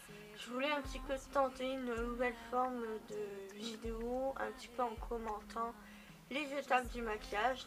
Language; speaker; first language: French; native; French